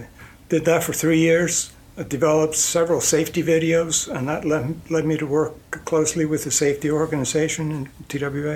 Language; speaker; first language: English; non-native, fluent; Icelandic